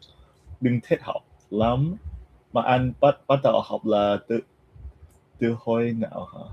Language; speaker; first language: Vietnamese; non-native, learner; English